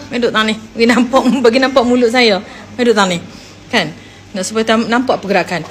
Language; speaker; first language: Malay; native; Malay